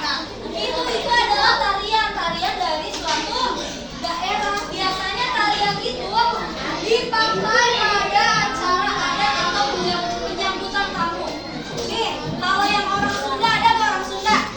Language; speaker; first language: Indonesian; native; Indonesian